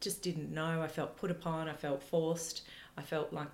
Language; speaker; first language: English; native; English